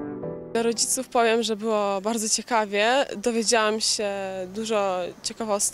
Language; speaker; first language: Polish; early bilingual, heritage; Polish